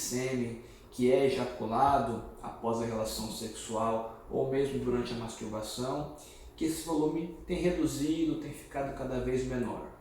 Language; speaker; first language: Portuguese; native; Portuguese